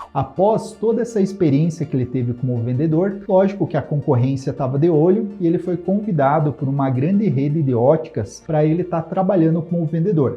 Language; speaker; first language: Portuguese; native; Portuguese